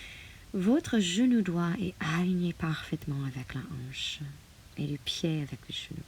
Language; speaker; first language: French; non-native, fluent; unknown